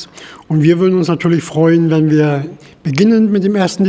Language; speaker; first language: German; native; German